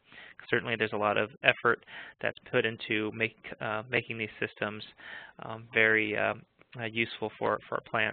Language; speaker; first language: English; native; English